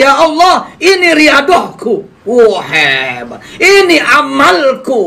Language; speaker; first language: Indonesian; native; Indonesian